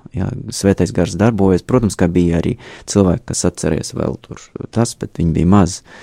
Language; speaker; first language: Latvian; non-native, fluent; Russian